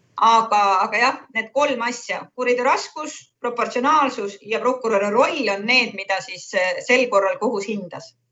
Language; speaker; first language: Estonian; native; Estonian